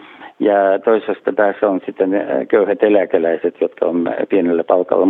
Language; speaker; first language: Finnish; non-native, fluent; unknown